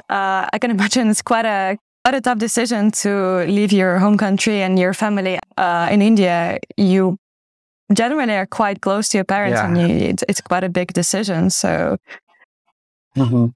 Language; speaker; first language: English; non-native, fluent; Ukrainian